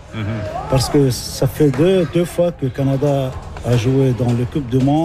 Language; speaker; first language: French; non-native, local second language; Arabic